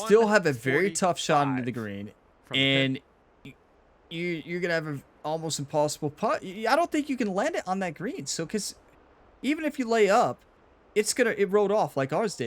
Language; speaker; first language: English; native; English